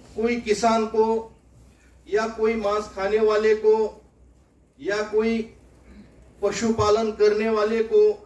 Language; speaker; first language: Hindi; non-native, local second language; Marathi